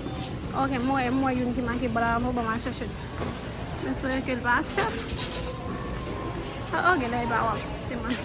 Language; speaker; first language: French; non-native, learner; Haitian Creole